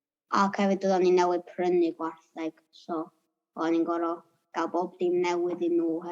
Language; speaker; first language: Welsh; native; Welsh